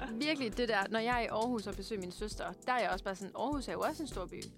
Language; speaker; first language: Danish; native; Danish